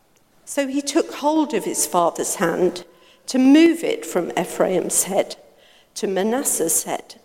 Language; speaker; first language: English; native; English